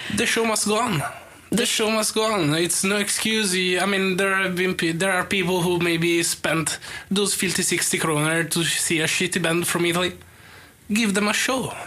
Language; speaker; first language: English; non-native, fluent; Italian